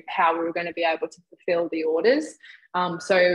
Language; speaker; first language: English; native; English